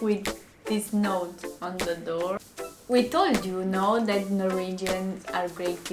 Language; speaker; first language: English; non-native, learner; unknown